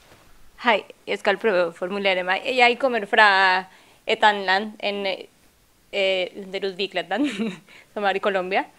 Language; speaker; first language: Norwegian; non-native, fluent; Spanish